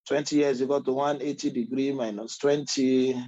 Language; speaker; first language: English; non-native, local second language; Yoruba